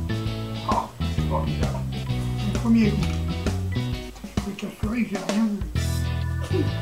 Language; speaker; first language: French; native; French